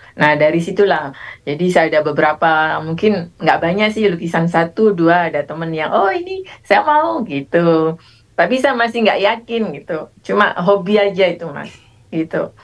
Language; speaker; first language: Indonesian; native; Indonesian